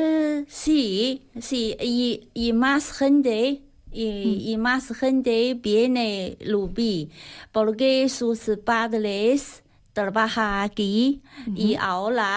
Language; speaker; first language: Spanish; non-native, learner; Chinese